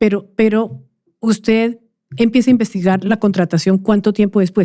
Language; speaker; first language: Spanish; native; Spanish